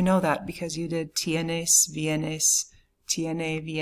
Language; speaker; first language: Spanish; non-native, fluent; English